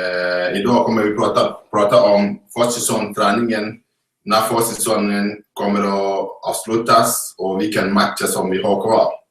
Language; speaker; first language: Swedish; non-native, fluent; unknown